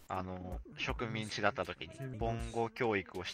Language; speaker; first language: Japanese; non-native, fluent; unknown